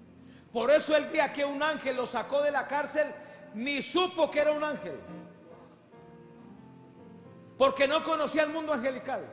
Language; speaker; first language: Spanish; native; Spanish